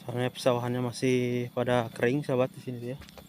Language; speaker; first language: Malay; non-native, local second language; Sundanese